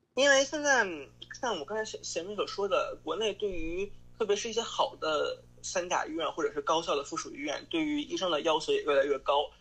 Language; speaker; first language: Chinese; native; Chinese